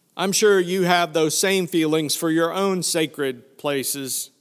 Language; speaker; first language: English; native; English